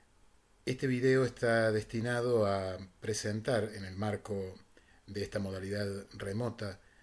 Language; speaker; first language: Spanish; native; Spanish